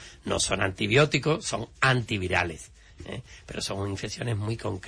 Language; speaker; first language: Spanish; native; Spanish